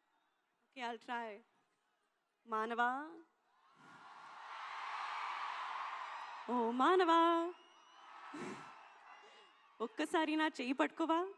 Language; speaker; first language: Telugu; non-native, learner; Hindi